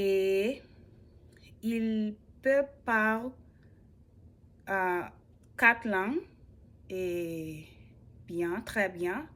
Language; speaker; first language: French; non-native, learner; English